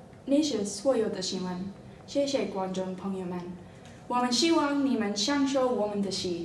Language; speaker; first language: Chinese; non-native, learner; English